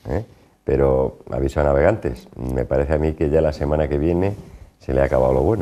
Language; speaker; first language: Spanish; native; Spanish